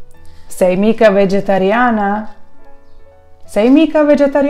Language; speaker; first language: Italian; non-native, fluent; Ukrainian